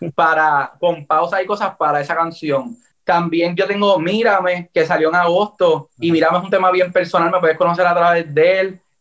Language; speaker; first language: Spanish; native; Spanish